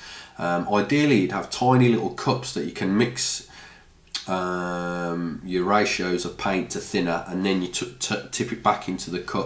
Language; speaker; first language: English; native; English